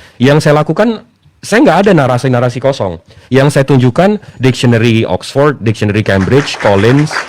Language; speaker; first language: Indonesian; native; Indonesian